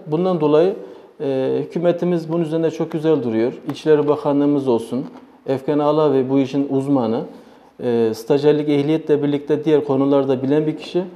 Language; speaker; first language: Turkish; early bilingual, heritage; Turkish